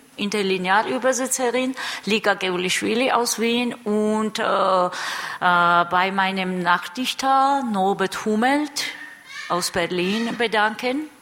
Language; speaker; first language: German; non-native, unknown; Georgian